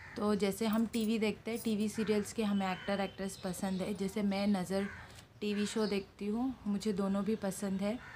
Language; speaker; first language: Hindi; non-native, local second language; Telugu